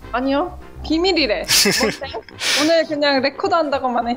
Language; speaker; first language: Korean; native; Korean